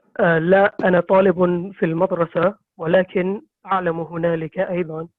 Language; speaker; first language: Arabic; non-native, learner; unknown